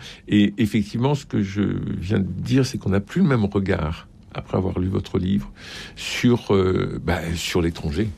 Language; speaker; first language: French; native; French